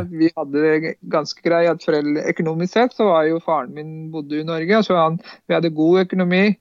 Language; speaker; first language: Norwegian; early bilingual, other home language; Punjabi